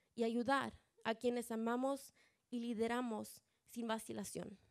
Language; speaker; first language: Spanish; early bilingual, other home language; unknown